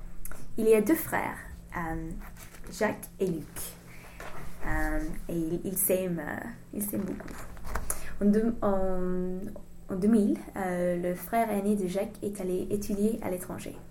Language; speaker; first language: French; non-native, learner; English